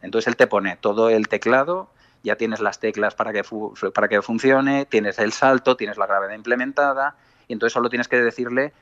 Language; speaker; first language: Spanish; native; Spanish